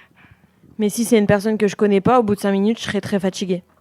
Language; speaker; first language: French; native; French